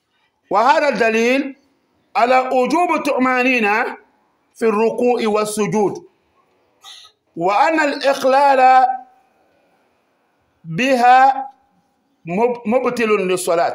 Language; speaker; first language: Arabic; non-native, fluent; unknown